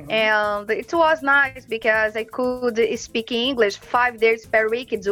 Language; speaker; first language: English; non-native, learner; Portuguese